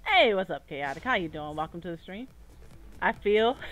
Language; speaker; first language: English; native; English